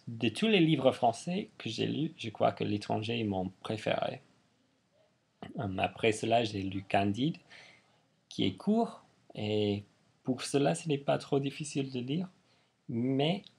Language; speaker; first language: French; non-native, fluent; English